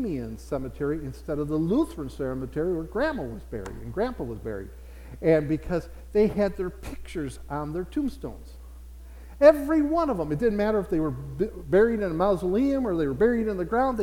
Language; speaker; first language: English; native; English